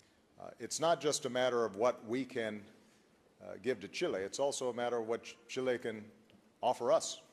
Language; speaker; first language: English; native; English